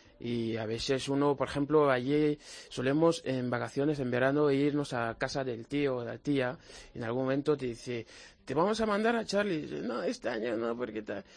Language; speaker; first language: Spanish; non-native, fluent; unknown